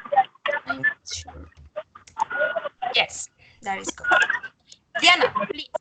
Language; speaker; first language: English; non-native, learner; Spanish